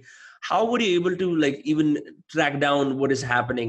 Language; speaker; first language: English; non-native, local second language; Hindi